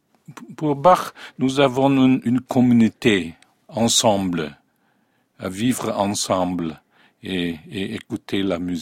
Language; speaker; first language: French; non-native, fluent; Hungarian